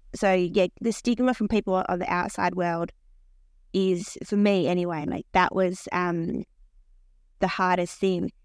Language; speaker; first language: English; native; English